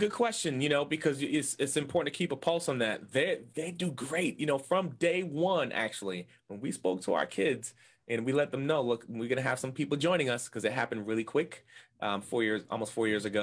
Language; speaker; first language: English; native; English